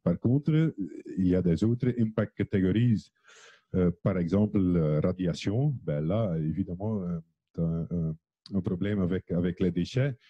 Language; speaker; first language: French; non-native, fluent; Dutch